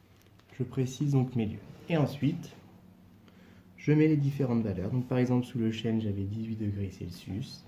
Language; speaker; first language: French; native; French